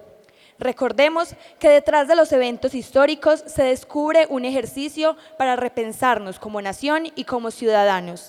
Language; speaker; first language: Spanish; native; Spanish